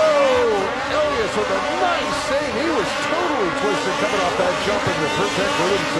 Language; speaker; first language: English; native; English